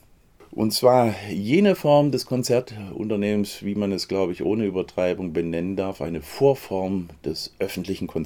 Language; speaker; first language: German; native; German